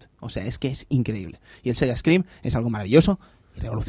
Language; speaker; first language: Spanish; native; Spanish